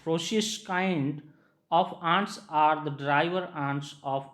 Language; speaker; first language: English; non-native, local second language; Gujarati